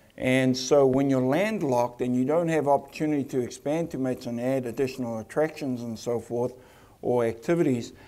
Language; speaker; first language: English; native; English